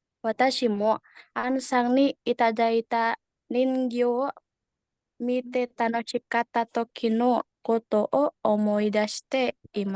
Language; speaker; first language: Japanese; non-native, learner; Indonesian